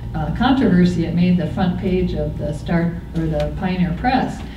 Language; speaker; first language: English; native; English